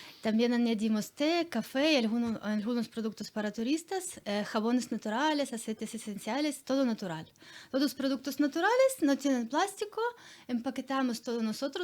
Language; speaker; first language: Spanish; non-native, learner; Ukrainian